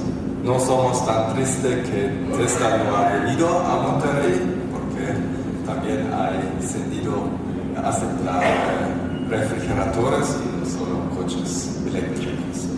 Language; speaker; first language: Spanish; non-native, fluent; German